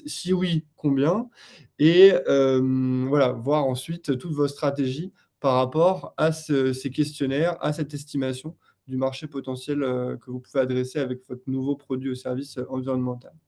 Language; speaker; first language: French; native; French